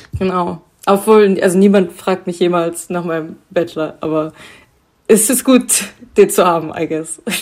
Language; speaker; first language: German; native; German